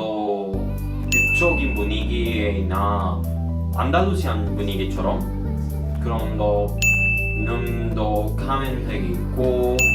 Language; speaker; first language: Korean; non-native, learner; Spanish